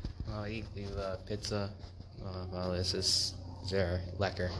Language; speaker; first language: German; non-native, learner; English